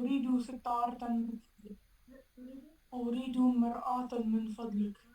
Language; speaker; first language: Arabic; non-native, learner; English